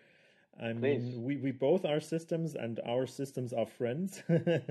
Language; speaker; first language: English; non-native, fluent; German